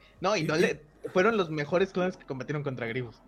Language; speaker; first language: Spanish; native; Spanish